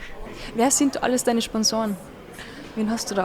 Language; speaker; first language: German; native; German